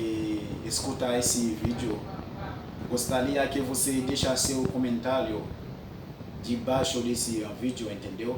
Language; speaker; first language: Portuguese; non-native, fluent; French